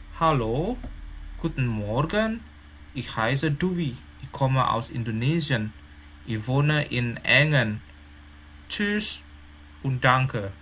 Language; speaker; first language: German; non-native, fluent; Indonesian